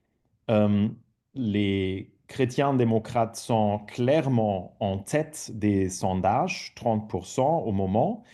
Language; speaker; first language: French; non-native, fluent; German